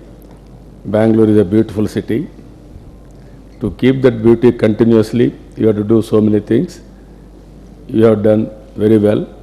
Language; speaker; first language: English; non-native, local second language; Telugu